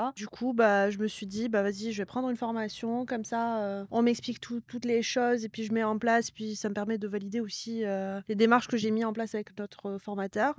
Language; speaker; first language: French; native; French